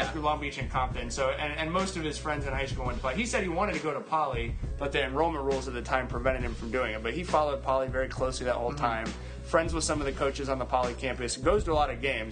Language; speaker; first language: English; native; English